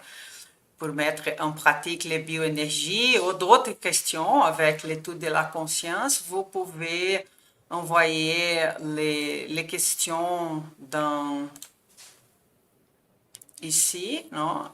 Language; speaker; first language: French; non-native, fluent; Portuguese